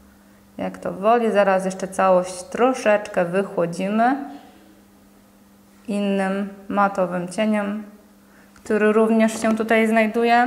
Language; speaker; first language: Polish; native; Polish